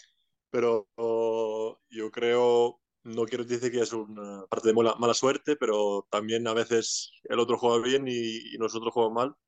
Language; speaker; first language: Spanish; non-native, fluent; Icelandic